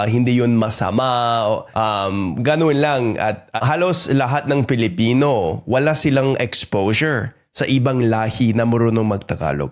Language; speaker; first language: Filipino; non-native, fluent; English